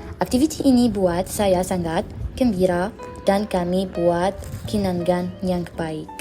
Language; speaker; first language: Malay; non-native, learner; Arabic